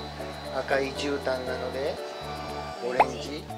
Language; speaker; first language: Japanese; native; Japanese